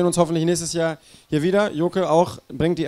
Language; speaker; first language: German; native; German